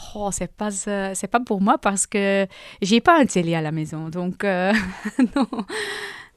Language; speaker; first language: French; non-native, local second language; Dutch